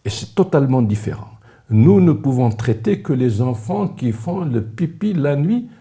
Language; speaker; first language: French; non-native, local second language; Arabic